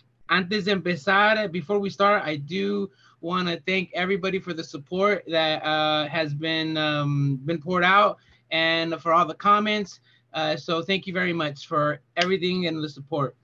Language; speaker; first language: English; early bilingual, other home language; Spanish